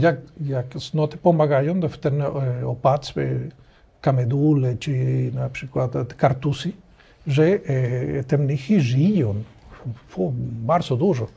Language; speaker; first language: Polish; non-native, learner; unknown